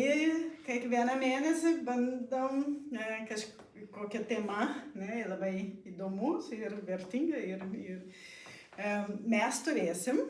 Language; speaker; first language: Lithuanian; non-native, learner; Portuguese